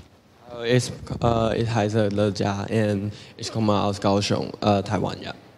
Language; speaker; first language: German; non-native, learner; Chinese